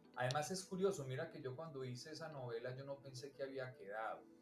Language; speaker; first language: Spanish; native; Spanish